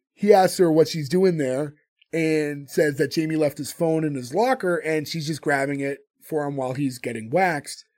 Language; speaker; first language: English; native; English